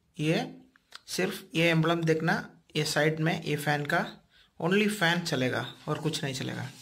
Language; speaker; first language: Hindi; non-native, local second language; Malayalam